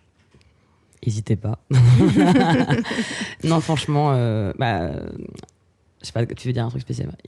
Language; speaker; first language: French; native; French